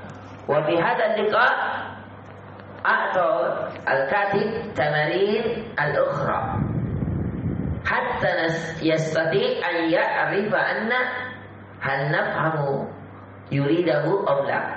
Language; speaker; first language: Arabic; non-native, fluent; Indonesian